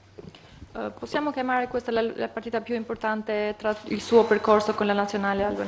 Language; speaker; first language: Italian; non-native, fluent; Albanian